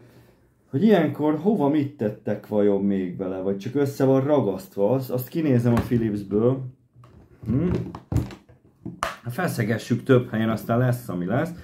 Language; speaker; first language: Hungarian; native; Hungarian